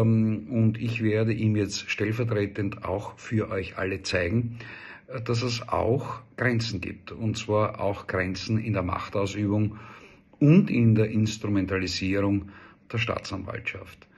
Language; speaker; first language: German; native; German